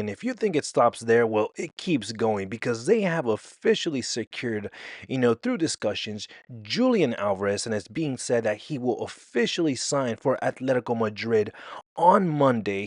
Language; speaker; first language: English; native; English